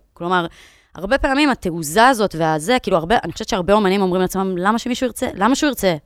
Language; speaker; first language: Hebrew; native; Hebrew